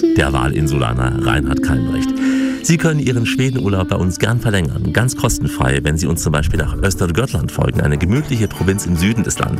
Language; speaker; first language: German; native; German